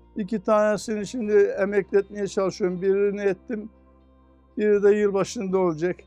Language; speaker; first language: Turkish; native; Turkish